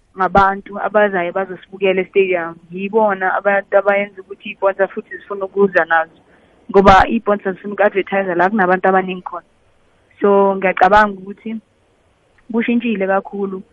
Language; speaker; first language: Zulu; native; Zulu